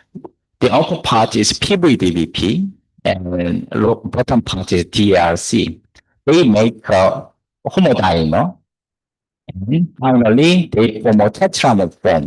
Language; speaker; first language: English; non-native, fluent; Korean